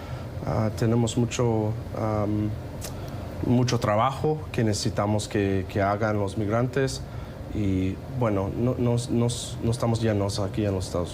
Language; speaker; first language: Spanish; non-native, fluent; English